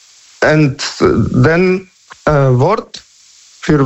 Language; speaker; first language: German; non-native, learner; Polish